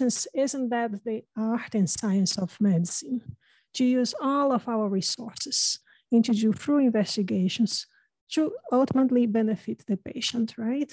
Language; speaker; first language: English; non-native, fluent; Portuguese